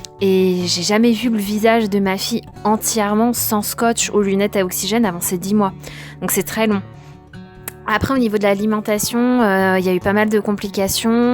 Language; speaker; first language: French; native; French